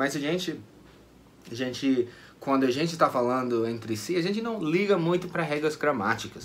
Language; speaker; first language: Portuguese; non-native, fluent; English